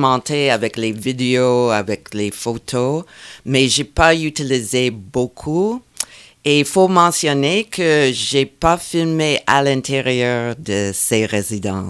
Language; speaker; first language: French; non-native, fluent; English